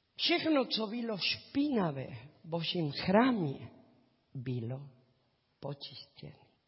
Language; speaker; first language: Czech; non-native, learner; Spanish